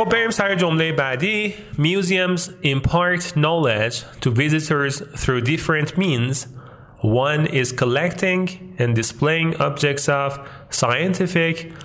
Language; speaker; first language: English; non-native, fluent; Persian